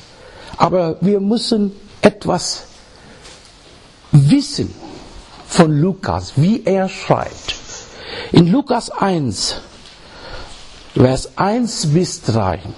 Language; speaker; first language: German; non-native, learner; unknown